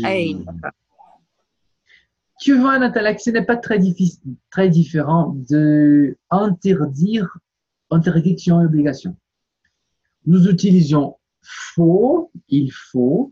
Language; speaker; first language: French; non-native, fluent; Portuguese